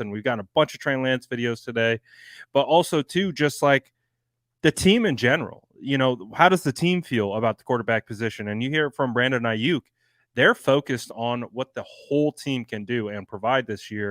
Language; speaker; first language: English; native; English